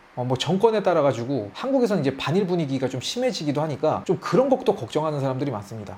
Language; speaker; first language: Korean; native; Korean